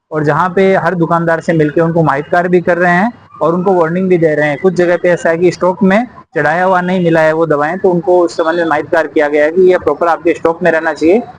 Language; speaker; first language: Hindi; non-native, local second language; Gujarati